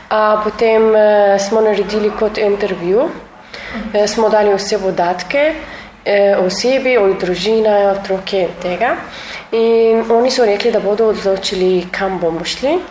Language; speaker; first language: Slovenian; non-native, learner; Arabic